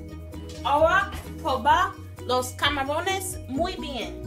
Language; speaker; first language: Spanish; non-native, learner; English